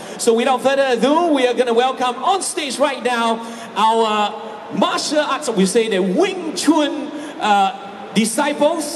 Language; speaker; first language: English; non-native, local second language; Chinese